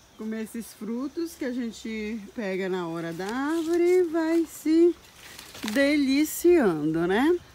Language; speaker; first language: Portuguese; native; Portuguese